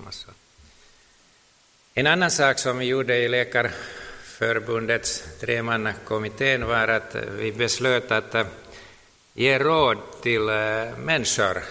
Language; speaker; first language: Swedish; non-native, local second language; Finnish